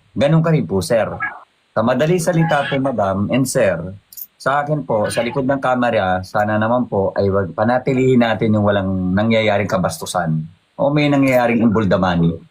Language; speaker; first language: Filipino; native; Filipino